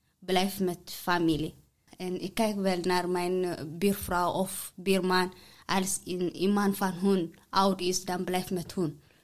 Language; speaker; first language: Dutch; non-native, learner; Tigrinya